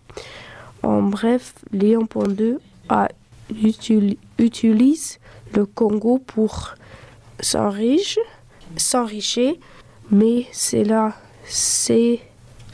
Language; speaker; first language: French; early bilingual, other home language; Dutch